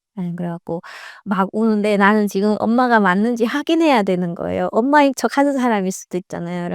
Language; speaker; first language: Korean; native; Korean